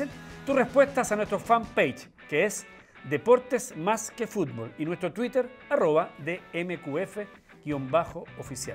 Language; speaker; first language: Spanish; native; Spanish